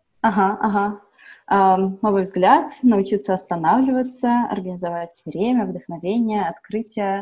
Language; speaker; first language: Russian; native; Russian